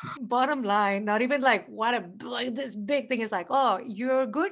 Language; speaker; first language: English; early bilingual, other home language; Spanish